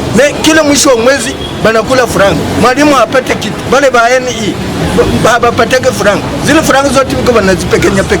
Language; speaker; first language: Swahili; native; Swahili